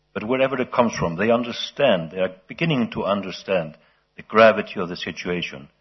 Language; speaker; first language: English; non-native, fluent; Icelandic